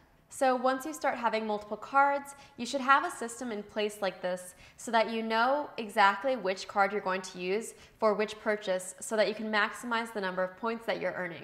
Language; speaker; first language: English; native; English